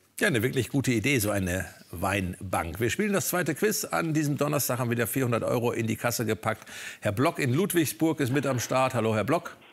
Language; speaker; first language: German; native; German